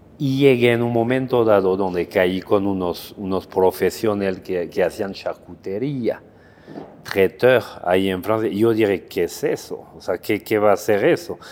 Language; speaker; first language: Spanish; non-native, fluent; French